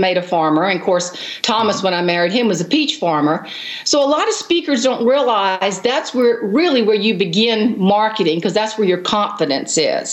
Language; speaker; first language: English; native; English